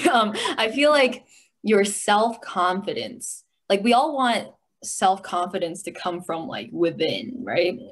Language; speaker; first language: English; native; English